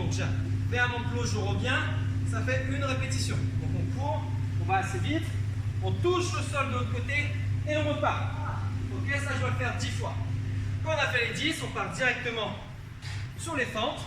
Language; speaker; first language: French; native; French